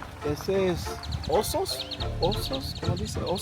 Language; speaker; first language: Spanish; non-native, learner; English